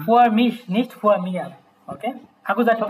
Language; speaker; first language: German; non-native, fluent; Bangla